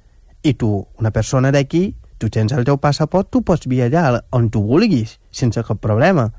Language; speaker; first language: Catalan; non-native, local second language; Wolof